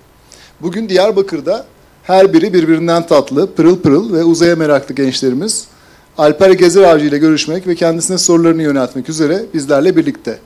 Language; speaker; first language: Turkish; native; Turkish